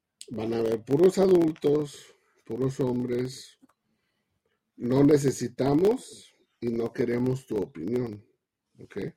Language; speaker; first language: Spanish; early bilingual, heritage; Spanish